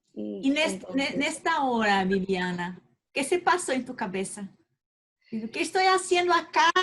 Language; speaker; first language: Spanish; non-native, learner; Portuguese